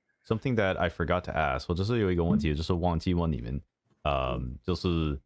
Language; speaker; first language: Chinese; non-native, fluent; English